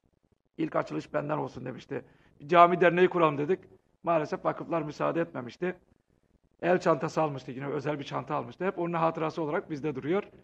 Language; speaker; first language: Turkish; native; Turkish